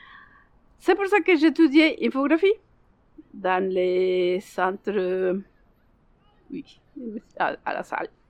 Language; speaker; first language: French; non-native, learner; Spanish